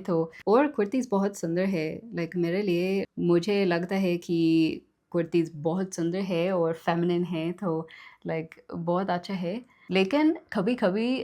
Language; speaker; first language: Hindi; non-native, learner; English